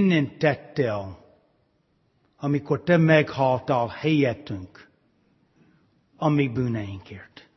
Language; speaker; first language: Hungarian; non-native, fluent; English